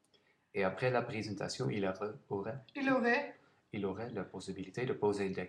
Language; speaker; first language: French; non-native, learner; Dutch